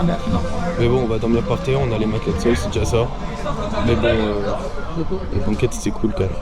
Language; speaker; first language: French; native; French